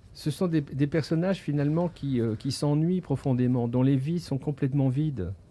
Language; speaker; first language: French; native; French